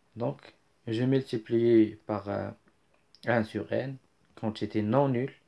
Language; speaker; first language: French; non-native, local second language; Arabic